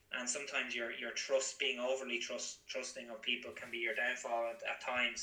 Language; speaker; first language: English; native; English